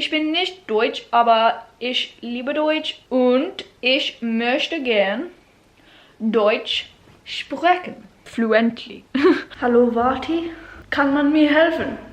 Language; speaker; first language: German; non-native, learner; English